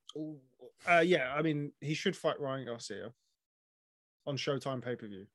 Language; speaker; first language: English; native; English